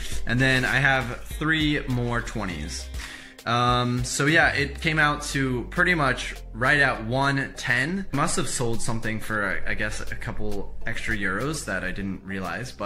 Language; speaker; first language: English; native; English